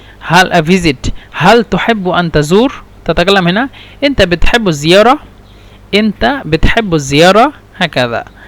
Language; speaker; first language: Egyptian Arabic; non-native, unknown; Bangla